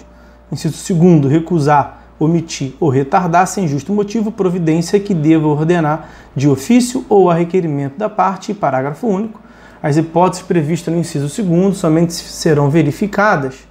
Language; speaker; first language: Portuguese; native; Portuguese